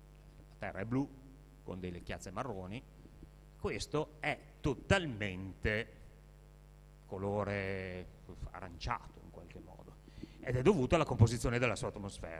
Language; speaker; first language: Italian; native; Italian